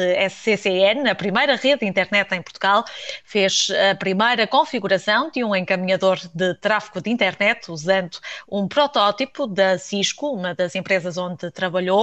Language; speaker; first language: Portuguese; native; Portuguese